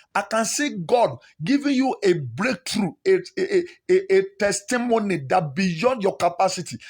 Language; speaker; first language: English; non-native, local second language; Yoruba